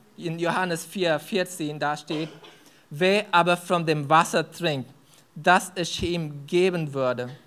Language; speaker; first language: German; non-native, fluent; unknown